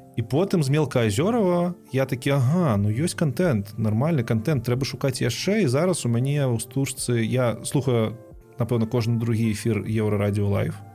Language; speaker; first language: Belarusian; non-native, local second language; Russian